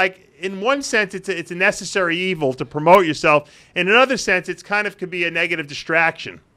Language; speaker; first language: English; native; English